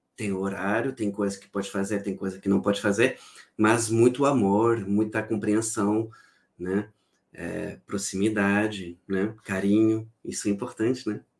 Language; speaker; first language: Portuguese; non-native, fluent; French